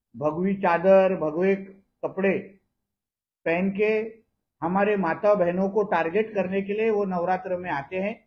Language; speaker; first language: Hindi; non-native, local second language; Marathi